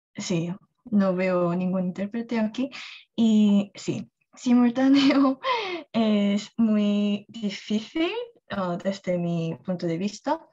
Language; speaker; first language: Spanish; non-native, fluent; Korean